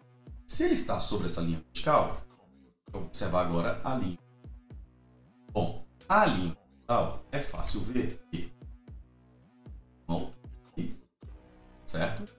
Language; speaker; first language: Portuguese; native; Portuguese